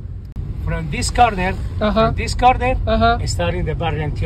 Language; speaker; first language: English; non-native, learner; Spanish